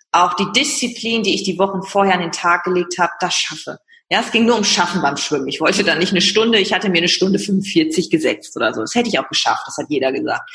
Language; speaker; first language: German; native; German